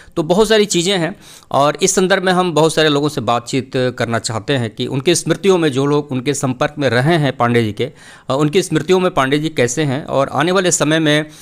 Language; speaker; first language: Hindi; native; Hindi